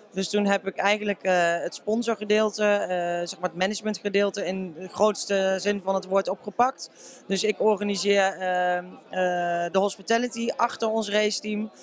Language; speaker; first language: Dutch; native; Dutch